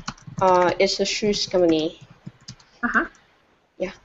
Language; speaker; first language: English; non-native, fluent; Vietnamese